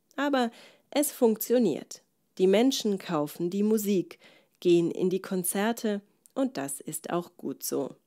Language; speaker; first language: German; native; German